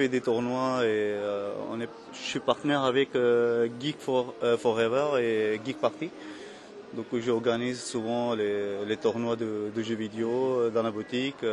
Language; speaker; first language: French; non-native, fluent; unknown